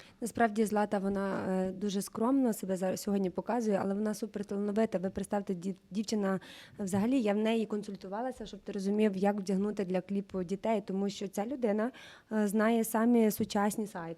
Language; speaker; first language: Ukrainian; native; Ukrainian